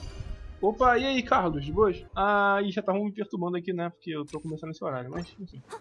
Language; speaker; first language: Portuguese; native; Portuguese